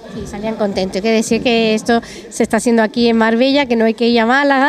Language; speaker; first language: Spanish; native; Spanish